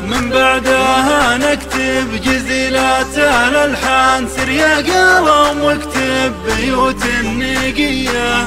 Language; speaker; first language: Arabic; native; Arabic